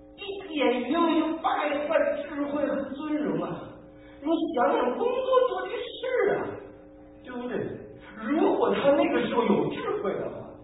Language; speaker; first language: Chinese; native; Chinese